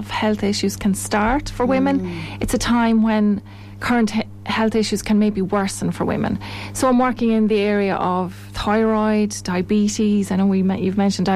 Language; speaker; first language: English; native; English